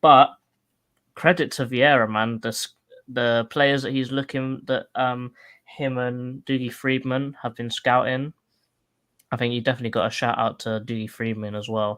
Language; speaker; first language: English; native; English